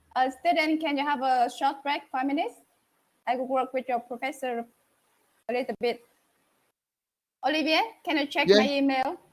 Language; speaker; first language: English; non-native, fluent; Vietnamese